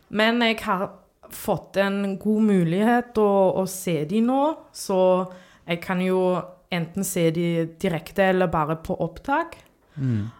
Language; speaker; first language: Norwegian; non-native, fluent; German